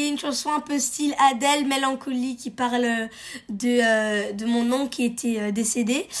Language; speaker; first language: French; early bilingual, heritage; French